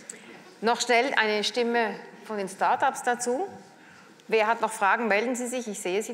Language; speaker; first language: German; native; German